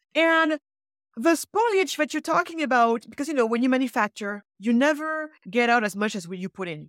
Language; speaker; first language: English; early bilingual, other home language; Wolof